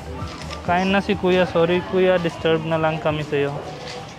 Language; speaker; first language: Filipino; non-native, learner; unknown